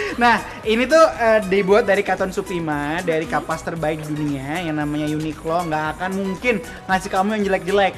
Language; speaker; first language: Indonesian; native; Indonesian